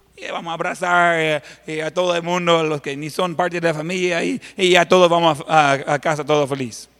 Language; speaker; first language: Spanish; non-native, fluent; English